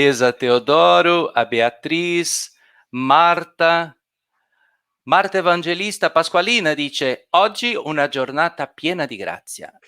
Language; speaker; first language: Italian; non-native, fluent; Portuguese